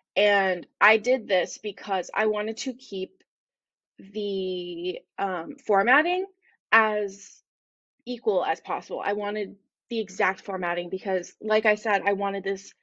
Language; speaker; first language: English; native; English